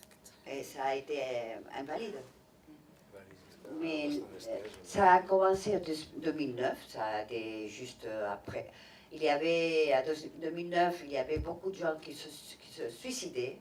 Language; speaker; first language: French; non-native, fluent; Catalan